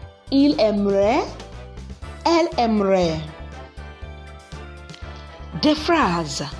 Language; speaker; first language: French; non-native, learner; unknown